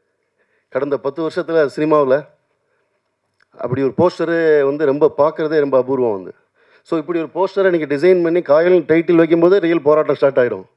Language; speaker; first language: Tamil; native; Tamil